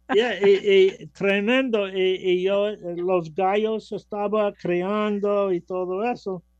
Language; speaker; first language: Spanish; non-native, learner; English